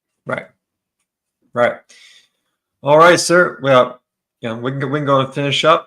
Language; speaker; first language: English; native; English